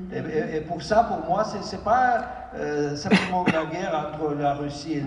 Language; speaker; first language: French; non-native, fluent; Ukrainian